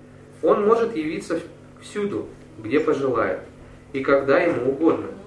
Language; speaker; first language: Russian; native; Russian